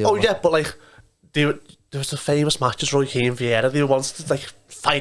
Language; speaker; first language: English; native; English